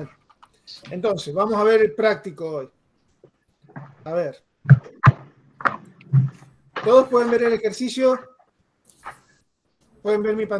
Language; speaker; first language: Spanish; native; Spanish